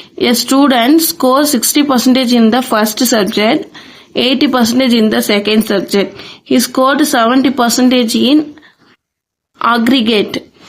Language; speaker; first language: English; non-native, local second language; Tamil